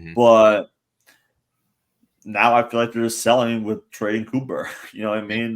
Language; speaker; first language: English; native; English